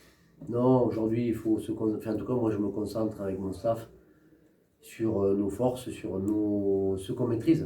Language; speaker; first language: French; native; French